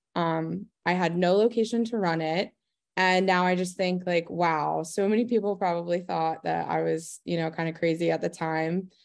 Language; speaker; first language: English; native; English